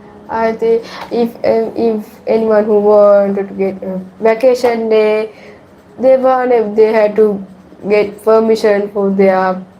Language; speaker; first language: English; non-native, learner; Sinhala